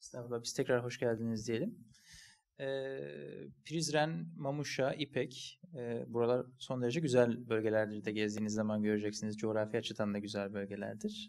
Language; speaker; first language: Turkish; native; Turkish